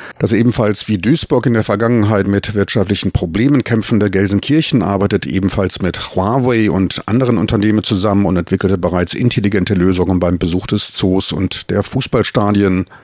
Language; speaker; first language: German; native; German